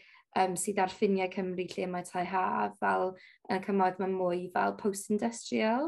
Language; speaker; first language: Welsh; non-native, local second language; English